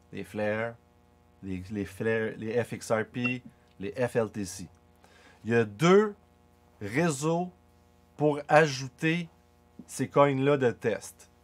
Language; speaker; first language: French; native; French